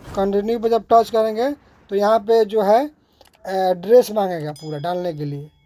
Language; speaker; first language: Hindi; native; Hindi